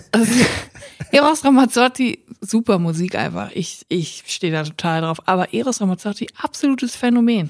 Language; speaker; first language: German; native; German